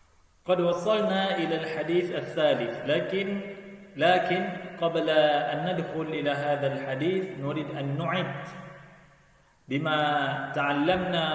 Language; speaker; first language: Arabic; non-native, fluent; Indonesian